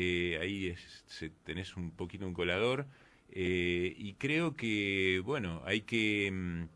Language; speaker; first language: Spanish; native; Spanish